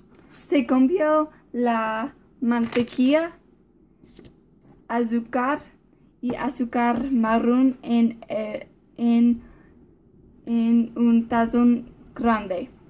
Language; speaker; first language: Spanish; non-native, learner; English